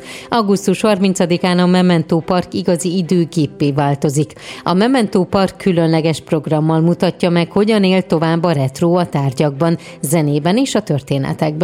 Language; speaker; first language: Hungarian; native; Hungarian